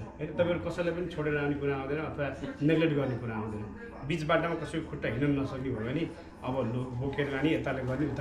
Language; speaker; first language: Nepali; native; Nepali